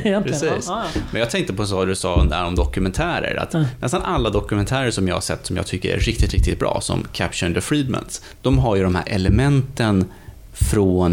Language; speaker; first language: Swedish; native; Swedish